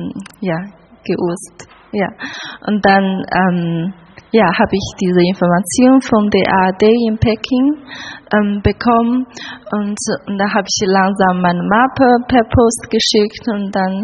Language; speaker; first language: German; non-native, learner; Chinese